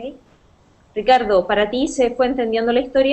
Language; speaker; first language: Spanish; native; Spanish